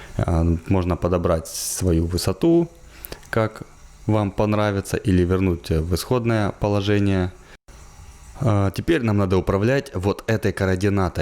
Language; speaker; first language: Russian; native; Russian